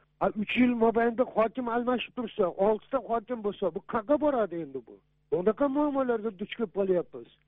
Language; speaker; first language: Uzbek; native; Uzbek